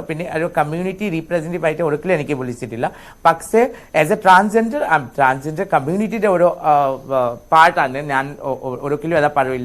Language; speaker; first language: Malayalam; non-native, local second language; Assamese